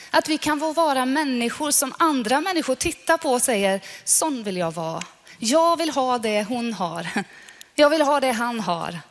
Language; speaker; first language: Swedish; non-native, fluent; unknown